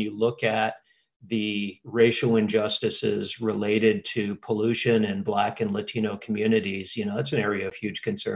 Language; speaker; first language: English; native; English